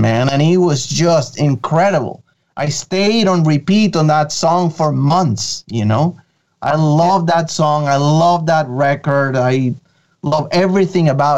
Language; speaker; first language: English; non-native, fluent; Spanish